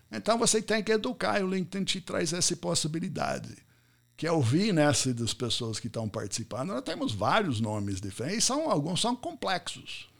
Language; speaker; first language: Portuguese; non-native, fluent; English